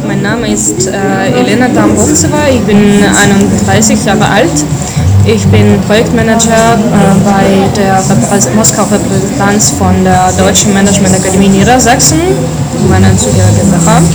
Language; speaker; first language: German; non-native, learner; Russian